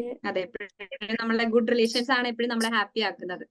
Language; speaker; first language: Malayalam; native; Malayalam